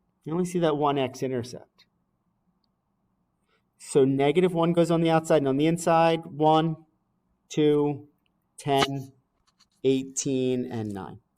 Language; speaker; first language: English; native; English